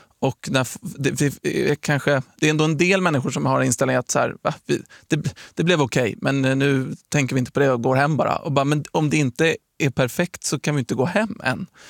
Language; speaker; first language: Swedish; native; Swedish